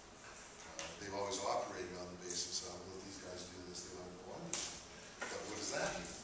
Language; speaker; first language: English; native; English